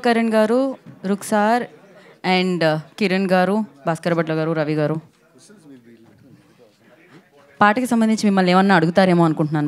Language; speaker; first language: Telugu; native; Telugu